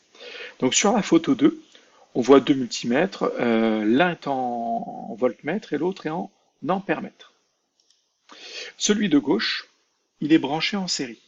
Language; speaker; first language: French; native; French